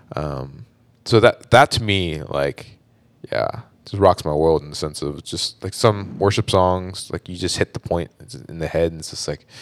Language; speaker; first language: English; native; English